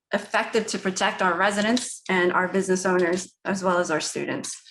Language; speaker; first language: English; early bilingual, other home language; Spanish